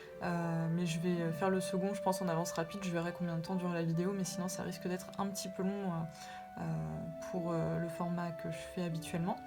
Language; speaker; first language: French; native; French